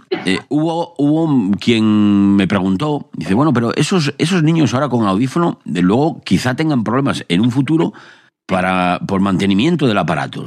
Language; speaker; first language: Spanish; native; Spanish